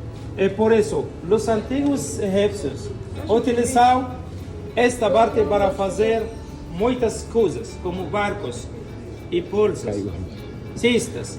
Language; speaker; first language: Portuguese; non-native, learner; Arabic